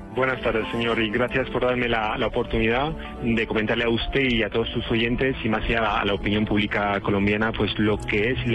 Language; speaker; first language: Spanish; non-native, fluent; French